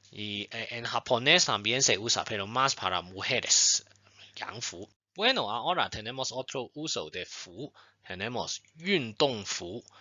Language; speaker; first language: Spanish; non-native, fluent; Chinese